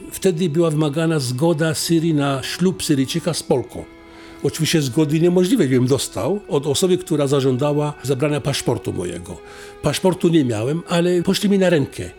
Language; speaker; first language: Polish; non-native, fluent; Assyrian Neo-Aramaic